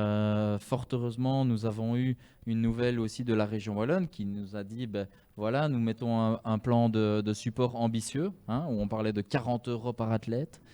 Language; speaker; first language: French; native; French